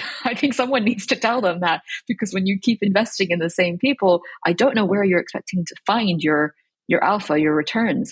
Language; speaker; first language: English; early bilingual, other home language; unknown